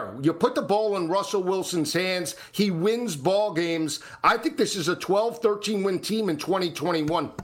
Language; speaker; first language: English; native; English